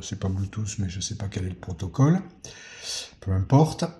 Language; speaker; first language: French; native; French